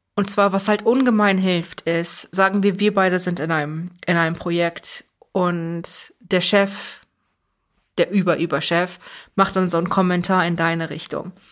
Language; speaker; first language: German; early bilingual, other home language; Persian